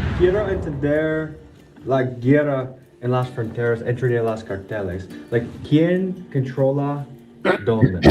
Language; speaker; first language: Spanish; non-native, learner; English